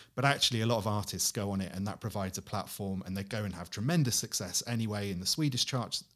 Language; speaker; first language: English; native; English